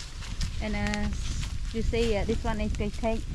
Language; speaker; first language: English; non-native, local second language; Khmer